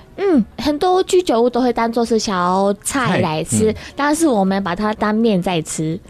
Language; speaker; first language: Chinese; non-native, fluent; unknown